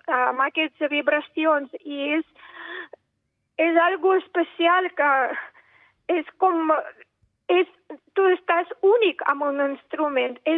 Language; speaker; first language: Catalan; non-native, fluent; Russian